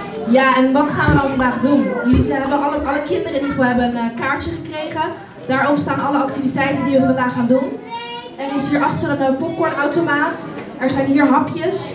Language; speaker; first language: Dutch; native; Dutch